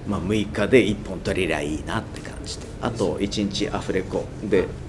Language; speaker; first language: Japanese; native; Japanese